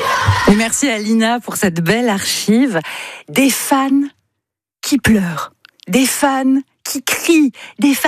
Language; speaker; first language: French; native; French